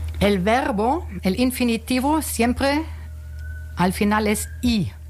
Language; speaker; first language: Spanish; non-native, fluent; German